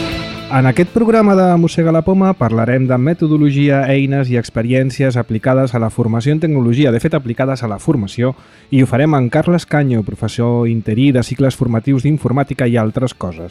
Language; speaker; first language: Catalan; native; Catalan